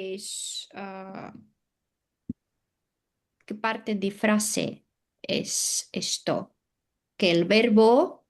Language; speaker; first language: Spanish; non-native, learner; Russian